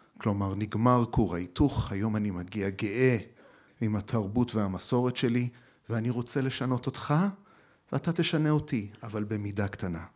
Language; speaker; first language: Hebrew; native; Hebrew